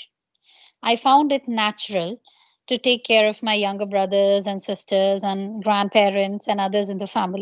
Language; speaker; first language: English; non-native, local second language; Bangla